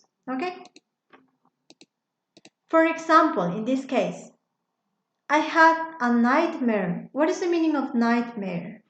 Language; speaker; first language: English; non-native, fluent; Spanish